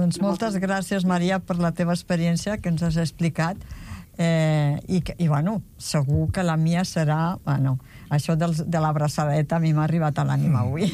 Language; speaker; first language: Catalan; native; Catalan